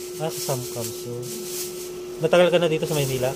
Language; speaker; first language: Filipino; native; Filipino